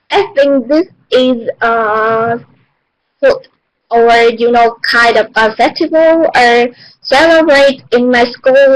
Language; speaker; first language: English; non-native, learner; Vietnamese